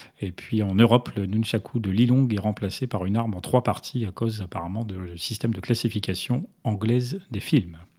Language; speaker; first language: French; native; French